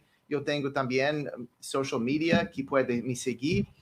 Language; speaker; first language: Spanish; non-native, learner; English